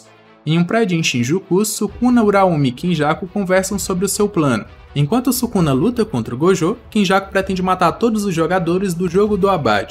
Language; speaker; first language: Portuguese; native; Portuguese